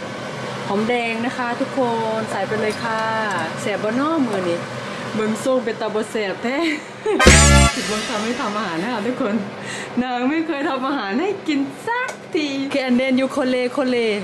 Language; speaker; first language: Thai; non-native, local second language; Northeastern Thai